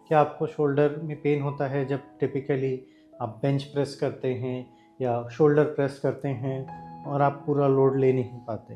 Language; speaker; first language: Hindi; native; Hindi